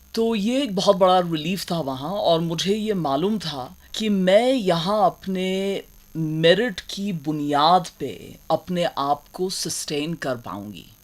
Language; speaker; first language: Urdu; non-native, local second language; Kashmiri